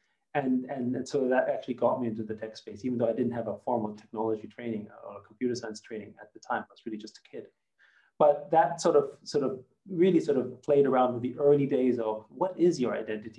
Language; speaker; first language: English; non-native, fluent; German